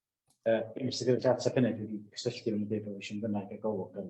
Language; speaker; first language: Welsh; native; Welsh